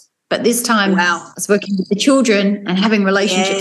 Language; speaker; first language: English; native; English